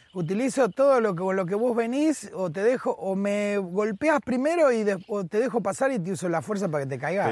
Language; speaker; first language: Spanish; native; Spanish